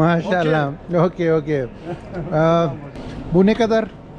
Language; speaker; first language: Turkish; non-native, learner; Urdu